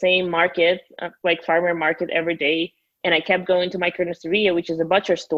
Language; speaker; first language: English; non-native, fluent; Russian